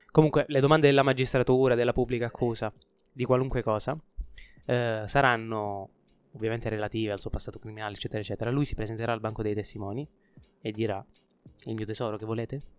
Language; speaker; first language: Italian; native; Italian